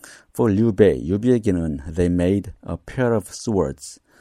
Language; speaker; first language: English; non-native, fluent; Korean